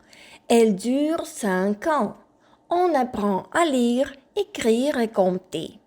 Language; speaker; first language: French; non-native, fluent; Ukrainian